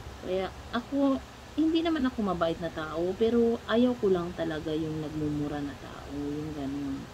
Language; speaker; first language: Filipino; non-native, local second language; Cebuano